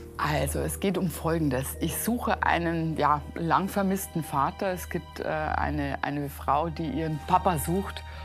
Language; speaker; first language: German; native; German